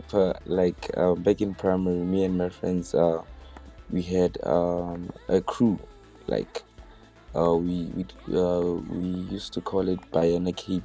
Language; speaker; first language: English; non-native, local second language; Southern Sotho